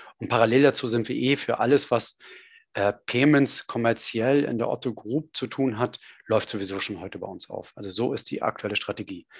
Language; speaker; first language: German; native; German